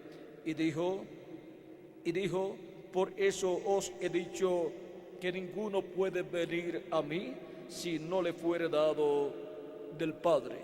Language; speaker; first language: Spanish; native; Spanish